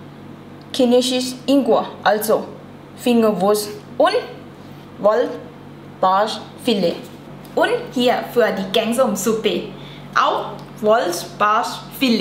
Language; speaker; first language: German; non-native, learner; Thai